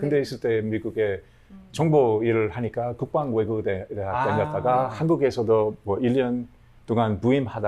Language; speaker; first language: Korean; non-native, learner; English